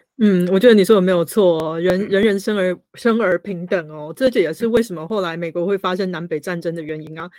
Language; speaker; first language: Chinese; native; Chinese